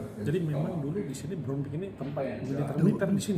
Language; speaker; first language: Indonesian; native; Indonesian